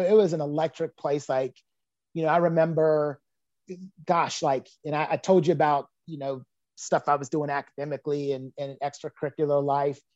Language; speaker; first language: English; native; English